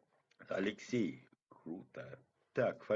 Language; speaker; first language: Russian; native; Russian